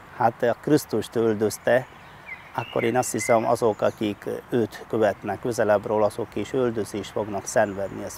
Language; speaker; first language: Hungarian; non-native, fluent; Malayalam